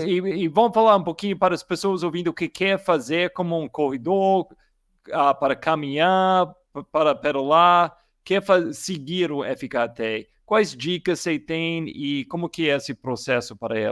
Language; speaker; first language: Portuguese; non-native, learner; English